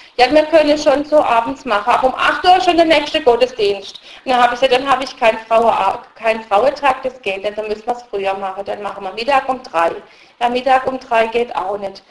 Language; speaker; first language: German; early bilingual, other home language; Russian